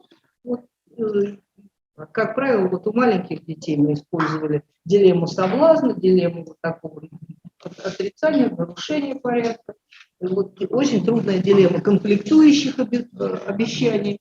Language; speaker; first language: Russian; native; Russian